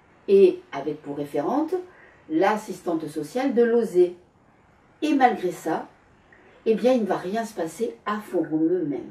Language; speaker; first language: French; native; French